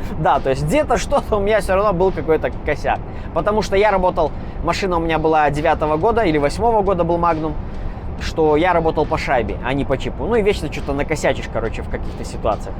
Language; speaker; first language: Russian; native; Russian